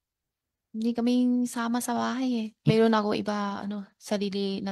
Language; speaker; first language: Filipino; non-native, learner; Chinese